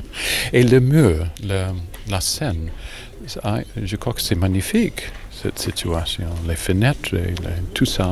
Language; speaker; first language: French; non-native, learner; English